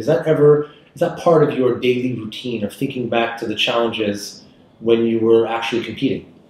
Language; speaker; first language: English; native; English